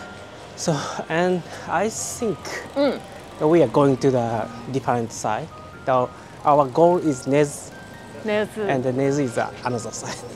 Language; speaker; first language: English; non-native, learner; Japanese